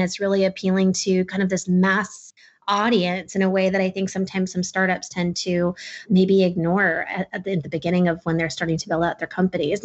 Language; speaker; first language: English; non-native, local second language; Urdu